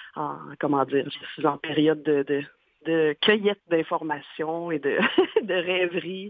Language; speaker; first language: French; native; French